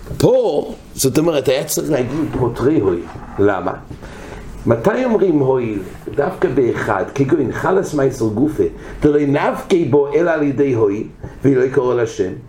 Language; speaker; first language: Hebrew; non-native, fluent; English